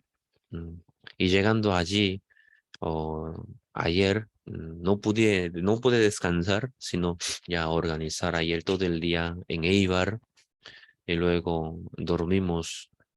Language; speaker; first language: Spanish; non-native, fluent; Korean